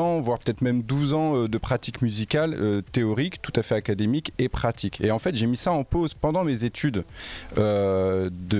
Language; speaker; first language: French; native; French